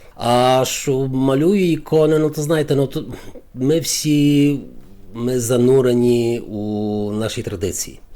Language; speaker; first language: Ukrainian; native; Ukrainian